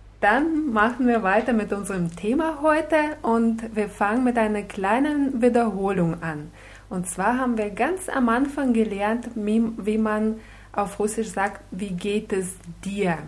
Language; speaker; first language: German; non-native, fluent; Russian